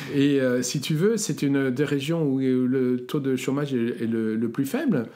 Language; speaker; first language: French; native; French